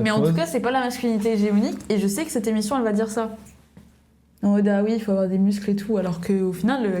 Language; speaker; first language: French; native; French